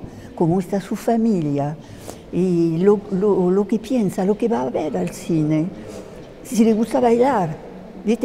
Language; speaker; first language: Spanish; non-native, fluent; French